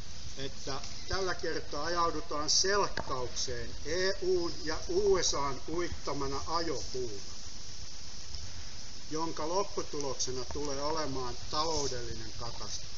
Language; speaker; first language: Finnish; native; Finnish